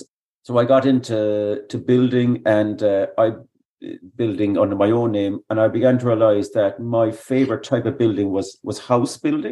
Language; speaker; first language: English; native; English